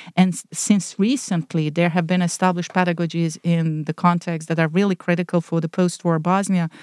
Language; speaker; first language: English; non-native, fluent; Bosnian